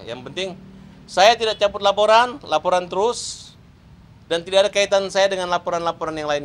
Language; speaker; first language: Indonesian; native; Indonesian